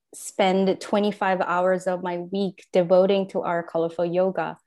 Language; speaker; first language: English; non-native, fluent; Japanese